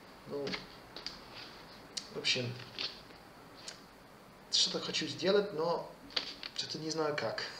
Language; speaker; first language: Russian; non-native, fluent; English